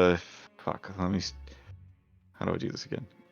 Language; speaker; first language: English; native; English